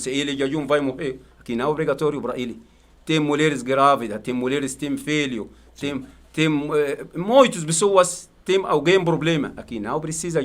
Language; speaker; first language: Portuguese; non-native, learner; Arabic